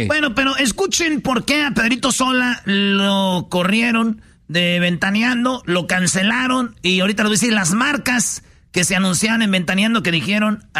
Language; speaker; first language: Spanish; native; Spanish